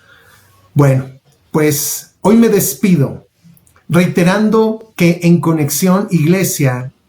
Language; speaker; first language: Spanish; native; Spanish